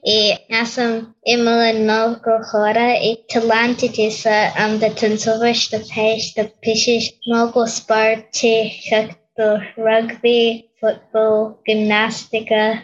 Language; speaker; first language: Bulgarian; early bilingual, heritage; Bulgarian